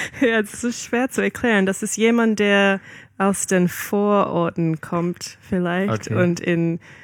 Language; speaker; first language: German; non-native, learner; Malay